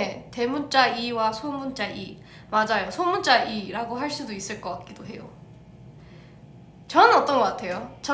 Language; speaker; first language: Korean; early bilingual, heritage; English